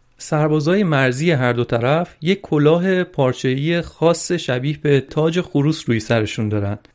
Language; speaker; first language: Persian; native; Persian